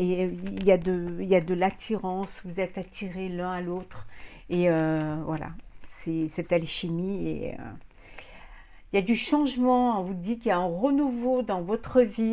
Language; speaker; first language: French; native; French